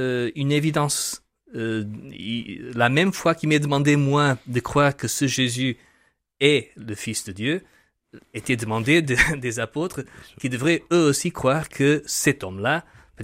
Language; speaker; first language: French; non-native, fluent; Portuguese